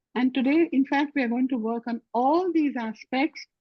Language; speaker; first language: English; non-native, local second language; Hindi